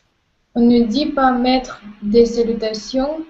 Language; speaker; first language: French; non-native, learner; Russian